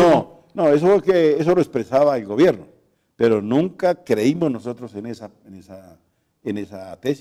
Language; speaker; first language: Spanish; native; Spanish